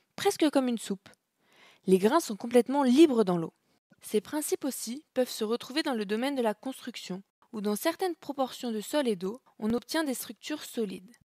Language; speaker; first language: French; native; French